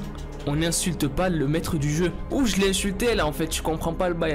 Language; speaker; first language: French; native; French